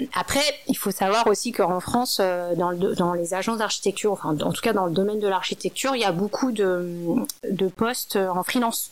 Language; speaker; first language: French; early bilingual, other home language; Min Nan Chinese